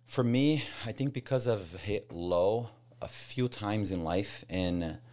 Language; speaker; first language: English; non-native, fluent; Portuguese